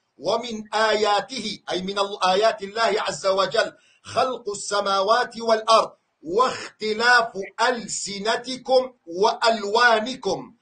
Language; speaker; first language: Arabic; non-native, local second language; Kurdish